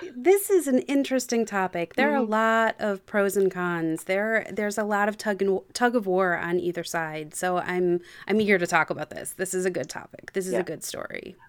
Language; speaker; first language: English; native; English